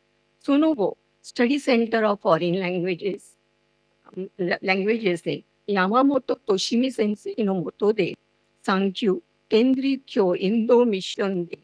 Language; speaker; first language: Japanese; non-native, fluent; Marathi